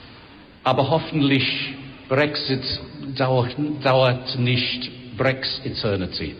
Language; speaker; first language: German; non-native, fluent; English